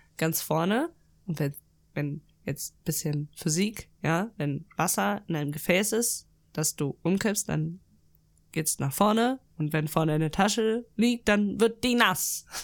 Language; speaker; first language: German; early bilingual, other home language; Russian